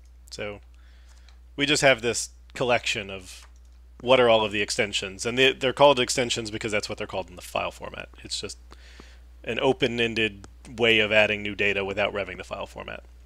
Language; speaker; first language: English; native; English